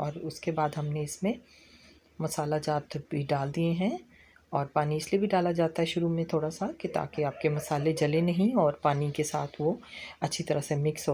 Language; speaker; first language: Hindi; non-native, local second language; Punjabi